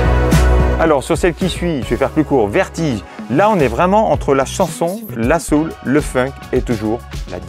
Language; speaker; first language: French; native; French